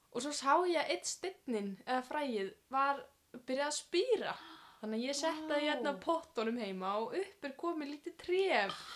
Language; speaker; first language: Icelandic; native; Icelandic